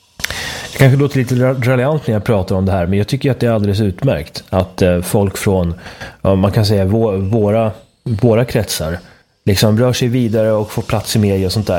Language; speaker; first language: Swedish; native; Swedish